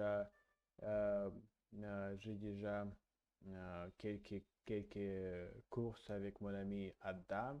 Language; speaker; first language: French; non-native, learner; English